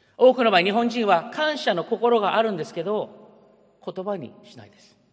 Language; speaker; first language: Japanese; early bilingual, heritage; Japanese